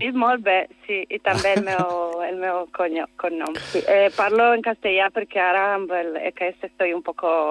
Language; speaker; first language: Catalan; non-native, learner; Italian